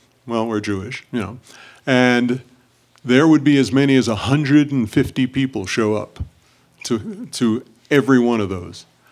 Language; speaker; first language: English; native; English